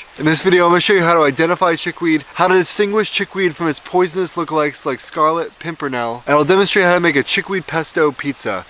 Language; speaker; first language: English; native; English